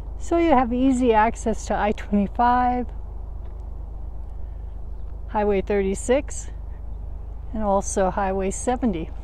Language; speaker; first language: English; native; English